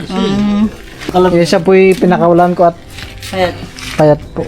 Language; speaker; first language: Filipino; native; Filipino